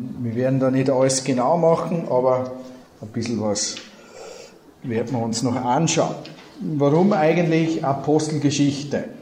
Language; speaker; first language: German; native; German